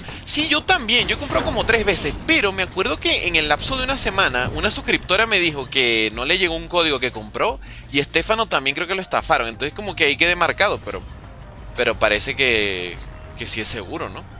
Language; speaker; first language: Spanish; native; Spanish